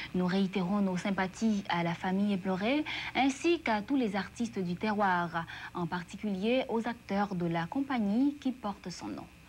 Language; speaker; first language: French; non-native, local second language; Haitian Creole